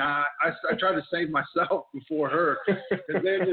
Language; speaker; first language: English; native; English